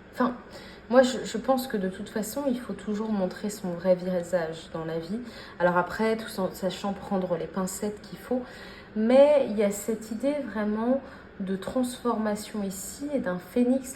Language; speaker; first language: French; native; French